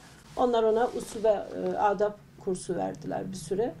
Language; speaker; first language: Turkish; native; Turkish